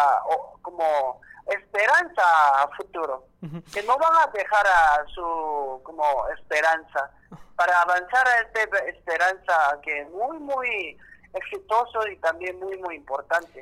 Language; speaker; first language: Spanish; non-native, learner; Korean